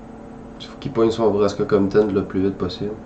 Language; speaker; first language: French; native; French